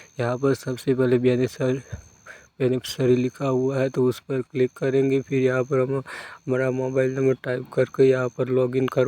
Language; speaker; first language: Hindi; non-native, local second language; Gujarati